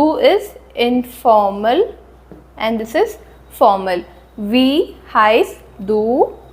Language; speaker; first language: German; non-native, fluent; Hindi